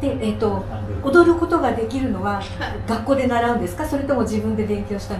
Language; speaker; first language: Japanese; native; Japanese